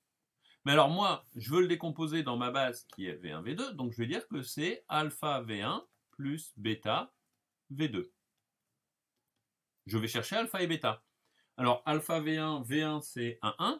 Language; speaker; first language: French; native; French